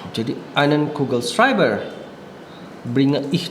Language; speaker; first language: German; non-native, fluent; Indonesian